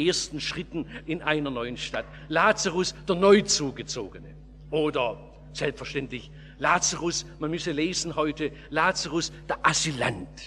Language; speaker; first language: German; native; German